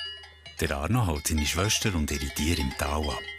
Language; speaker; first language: German; native; German